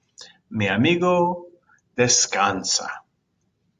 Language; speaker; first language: Spanish; non-native, fluent; English